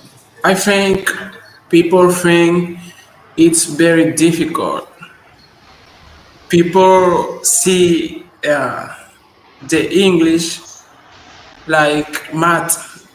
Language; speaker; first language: English; non-native, learner; Spanish